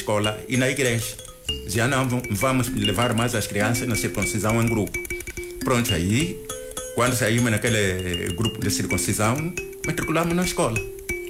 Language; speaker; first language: Portuguese; non-native, local second language; Kongo